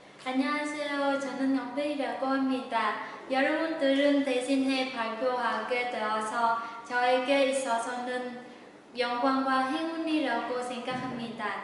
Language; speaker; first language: Korean; non-native, learner; Vietnamese